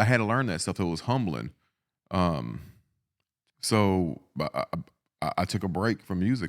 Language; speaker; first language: English; native; English